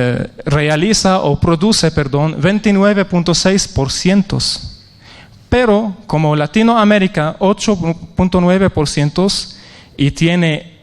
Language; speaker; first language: Spanish; non-native, fluent; Arabic